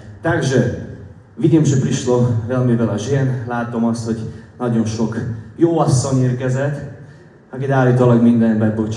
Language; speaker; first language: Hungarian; non-native, fluent; Slovak